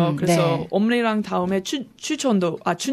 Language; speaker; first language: Korean; non-native, learner; English